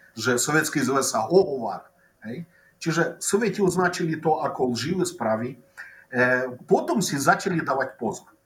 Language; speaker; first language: Slovak; non-native, local second language; Rusyn